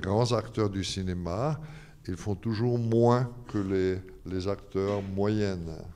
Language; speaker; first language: French; non-native, fluent; German